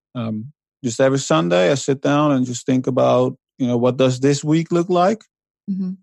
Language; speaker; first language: English; non-native, fluent; Dutch